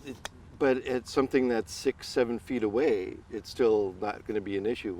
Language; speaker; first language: English; native; English